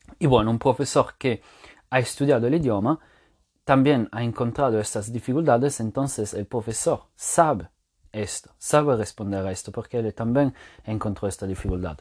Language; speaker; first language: Spanish; non-native, fluent; French